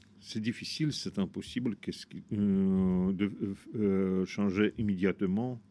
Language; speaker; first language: French; non-native, fluent; Russian